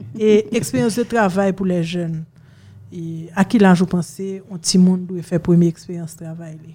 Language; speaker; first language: French; non-native, local second language; Haitian Creole